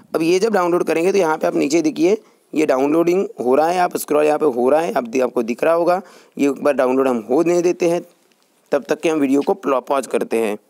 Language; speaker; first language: Hindi; non-native, local second language; Marathi